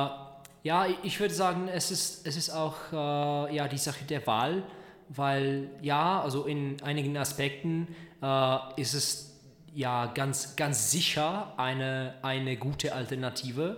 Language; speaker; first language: German; non-native, learner; Czech